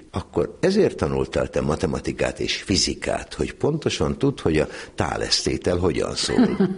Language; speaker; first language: Hungarian; native; Hungarian